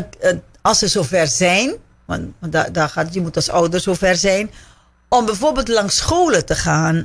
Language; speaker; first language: Dutch; native; Dutch